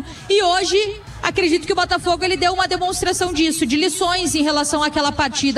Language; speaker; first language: Portuguese; native; Portuguese